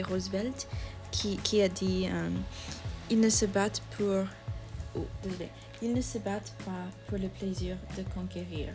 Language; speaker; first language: French; non-native, learner; English